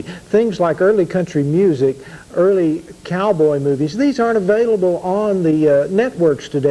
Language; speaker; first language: English; native; English